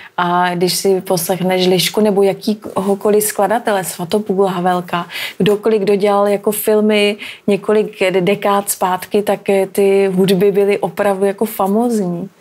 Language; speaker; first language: Czech; native; Czech